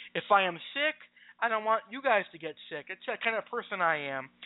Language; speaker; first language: English; native; English